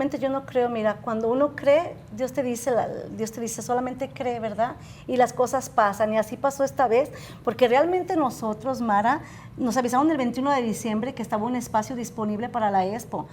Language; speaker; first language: Spanish; native; Spanish